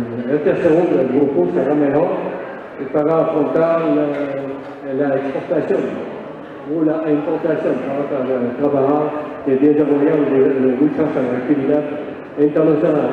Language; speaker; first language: Spanish; non-native, learner; French